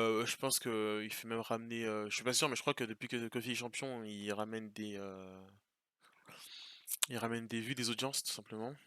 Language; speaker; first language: French; native; French